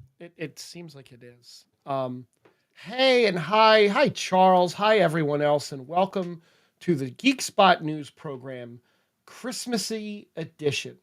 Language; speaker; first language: English; native; English